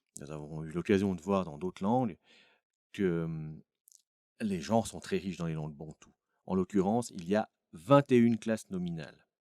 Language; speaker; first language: French; native; French